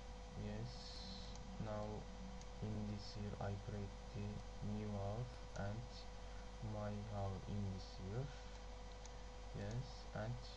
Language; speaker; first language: English; non-native, learner; Turkish